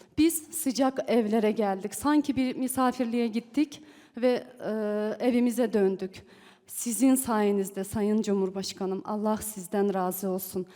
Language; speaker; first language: Turkish; early bilingual, heritage; Turkish